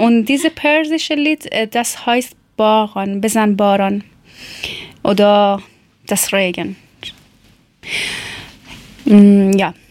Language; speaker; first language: German; non-native, learner; Persian